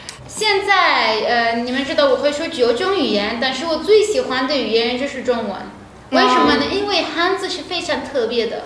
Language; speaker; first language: Chinese; non-native, fluent; Persian